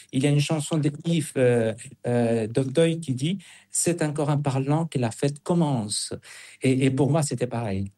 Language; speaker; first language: French; non-native, fluent; Spanish